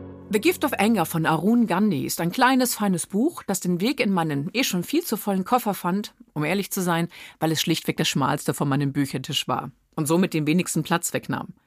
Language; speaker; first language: German; native; German